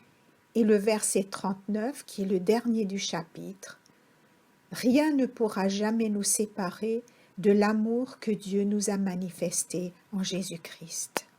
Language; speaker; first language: French; native; French